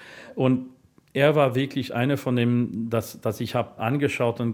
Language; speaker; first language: German; non-native, fluent; English